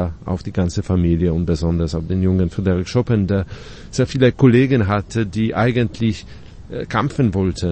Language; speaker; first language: German; non-native, fluent; Polish